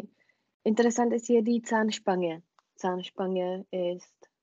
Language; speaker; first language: German; non-native, fluent; Czech